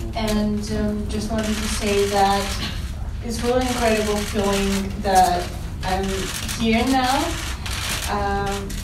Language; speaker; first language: English; non-native, fluent; Russian